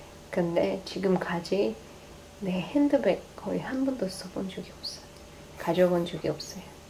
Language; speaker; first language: Korean; non-native, fluent; Russian